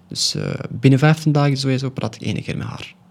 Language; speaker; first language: Dutch; non-native, learner; Pashto